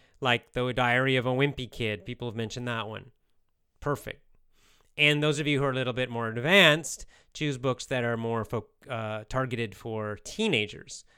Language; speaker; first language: English; native; English